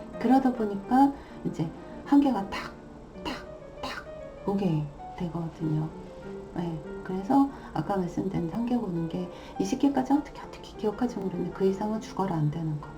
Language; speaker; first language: Korean; native; Korean